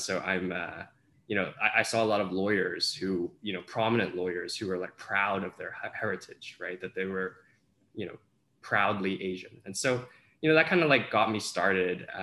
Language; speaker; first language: English; non-native, local second language; Cantonese